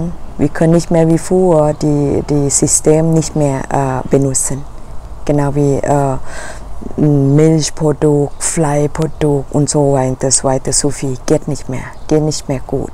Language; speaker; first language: German; non-native, learner; Thai